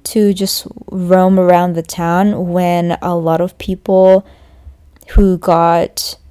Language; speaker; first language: English; non-native, fluent; Japanese